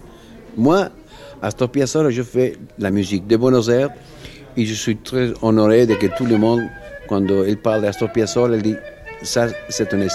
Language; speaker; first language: French; non-native, fluent; Spanish